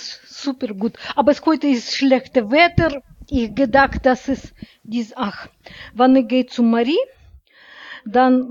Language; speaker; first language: German; non-native, learner; Russian